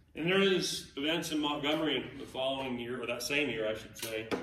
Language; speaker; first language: English; native; English